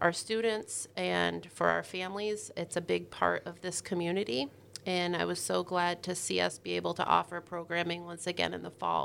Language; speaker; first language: English; native; English